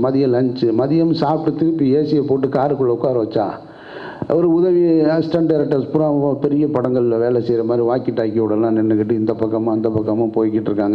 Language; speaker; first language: Tamil; native; Tamil